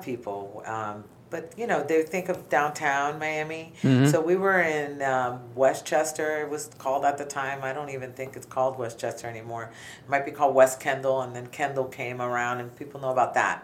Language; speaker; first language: English; native; English